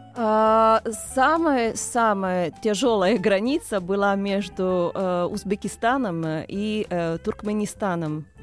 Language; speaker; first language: Russian; non-native, fluent; Italian